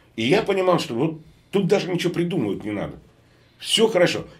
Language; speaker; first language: Russian; native; Russian